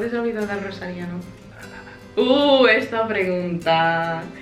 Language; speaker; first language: Spanish; non-native, fluent; English